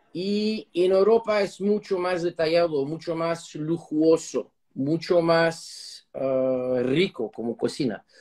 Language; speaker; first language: Spanish; non-native, fluent; English